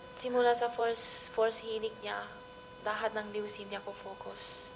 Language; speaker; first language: Filipino; non-native, learner; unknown